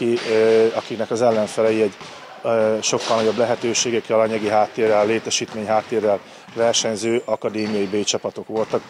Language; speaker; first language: Hungarian; native; Hungarian